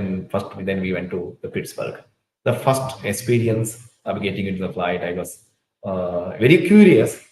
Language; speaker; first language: English; non-native, local second language; Tulu